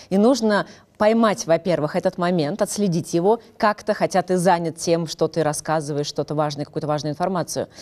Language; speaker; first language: Russian; native; Russian